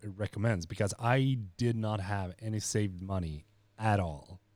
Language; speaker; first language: English; non-native, fluent; Swedish